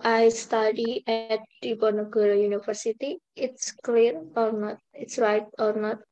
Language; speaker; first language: English; non-native, learner; Indonesian